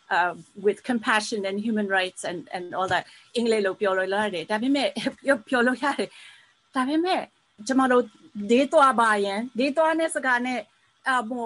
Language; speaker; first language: Burmese; early bilingual, heritage; Burmese